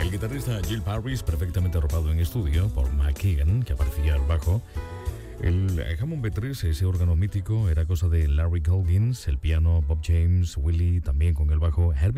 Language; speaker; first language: Spanish; native; Spanish